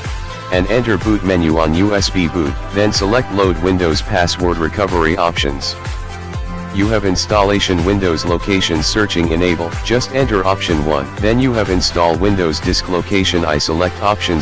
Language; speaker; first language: English; non-native, learner; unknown